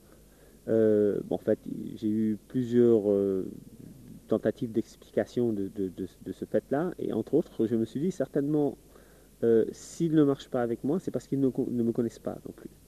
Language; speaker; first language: French; non-native, local second language; Wolof